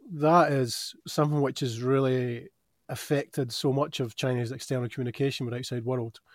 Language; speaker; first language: English; native; English